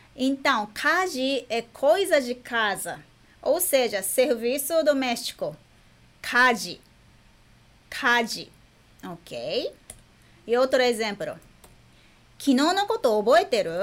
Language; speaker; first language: Portuguese; non-native, fluent; Japanese